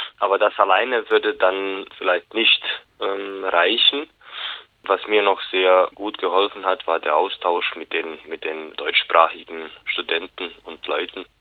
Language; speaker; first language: German; non-native, fluent; Bosnian